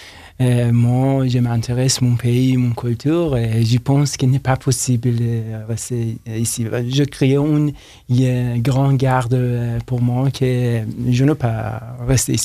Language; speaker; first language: French; non-native, learner; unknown